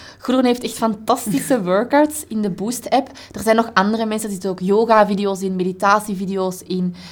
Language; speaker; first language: Dutch; native; Dutch